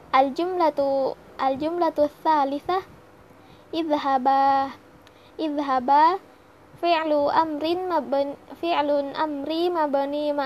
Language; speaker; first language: Arabic; non-native, learner; Indonesian